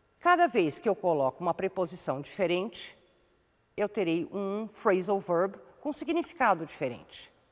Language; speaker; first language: Portuguese; native; Portuguese